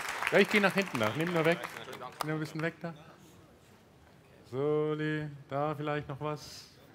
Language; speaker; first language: German; native; German